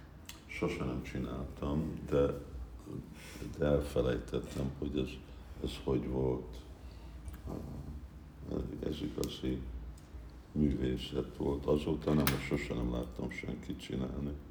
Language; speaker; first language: Hungarian; early bilingual, heritage; Hungarian